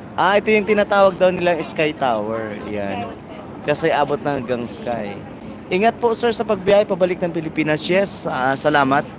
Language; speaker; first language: Filipino; non-native, local second language; Bikol